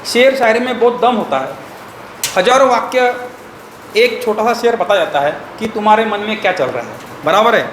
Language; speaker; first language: Hindi; non-native, local second language; Marathi